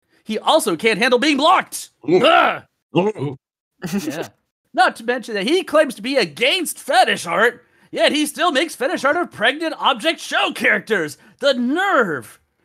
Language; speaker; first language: English; native; English